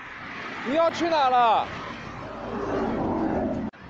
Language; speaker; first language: Chinese; native; Chinese